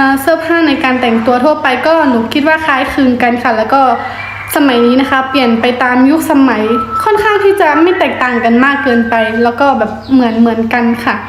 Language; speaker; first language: Thai; early bilingual, other home language; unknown